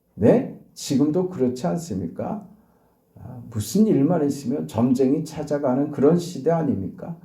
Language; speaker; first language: Korean; native; Korean